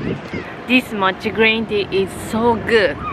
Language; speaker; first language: English; non-native, fluent; Japanese